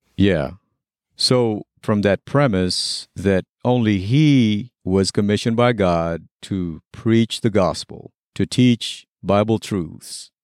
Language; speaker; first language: English; non-native, local second language; Pampanga